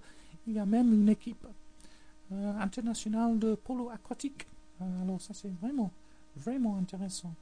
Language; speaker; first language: French; non-native, fluent; English